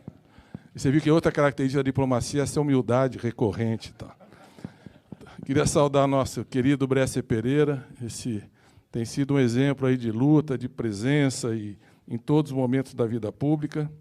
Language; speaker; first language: Portuguese; native; Portuguese